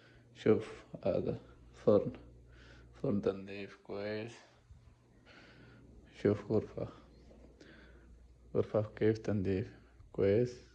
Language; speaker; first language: Arabic; non-native, learner; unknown